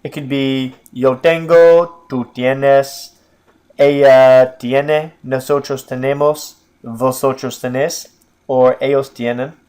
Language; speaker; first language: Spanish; non-native, fluent; English